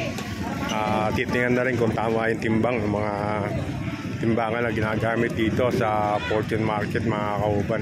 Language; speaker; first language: Filipino; non-native, local second language; Cebuano